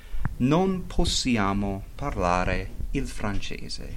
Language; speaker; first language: Italian; non-native, fluent; English